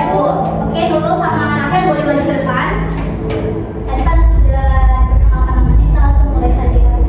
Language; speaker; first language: Indonesian; native; Indonesian